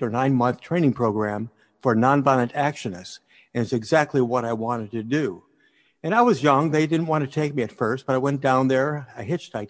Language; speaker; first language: English; native; English